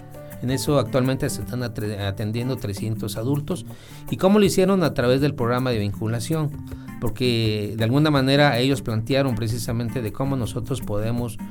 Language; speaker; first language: Spanish; native; Spanish